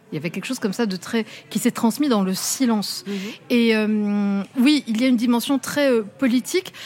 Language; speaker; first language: French; non-native, local second language; Arabic